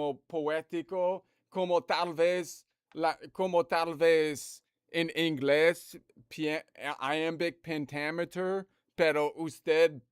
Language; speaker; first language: Spanish; non-native, learner; English